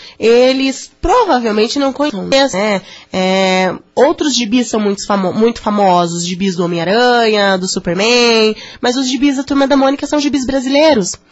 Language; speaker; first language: Portuguese; native; Portuguese